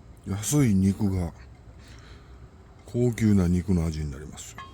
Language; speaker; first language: Japanese; native; Japanese